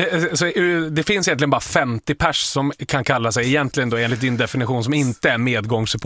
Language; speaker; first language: Swedish; native; Swedish